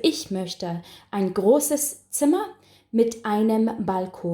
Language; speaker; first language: German; non-native, fluent; English